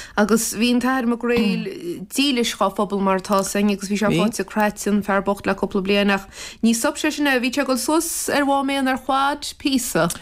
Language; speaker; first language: Irish; native; Irish